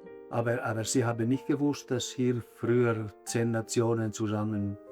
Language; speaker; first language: German; early bilingual, other home language; Italian